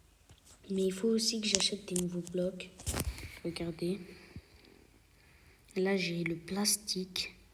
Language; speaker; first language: French; native; French